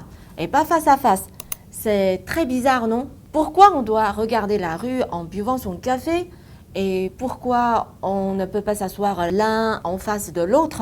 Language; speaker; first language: French; non-native, fluent; Chinese